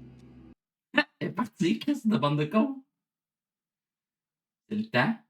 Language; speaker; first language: French; native; French